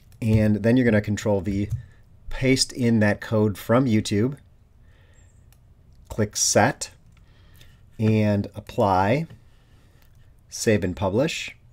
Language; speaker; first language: English; native; English